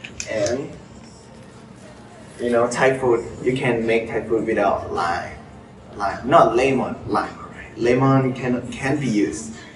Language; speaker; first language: English; non-native, fluent; Thai